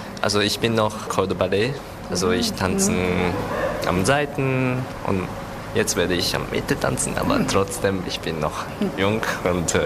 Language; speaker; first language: German; non-native, learner; Japanese